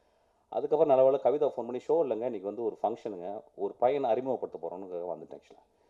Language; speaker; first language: Tamil; native; Tamil